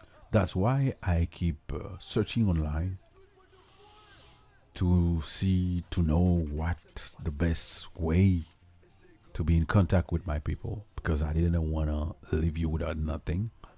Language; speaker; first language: English; non-native, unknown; Haitian Creole